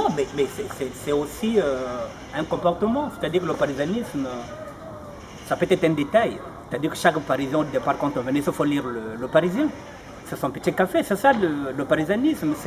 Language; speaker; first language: French; non-native, local second language; Lingala